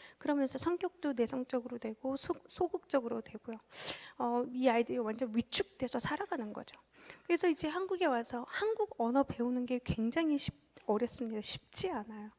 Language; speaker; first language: Korean; early bilingual, heritage; Korean